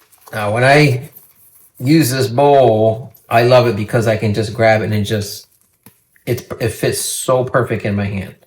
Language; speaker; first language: English; native; English